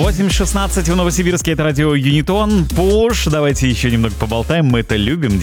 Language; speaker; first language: Russian; native; Russian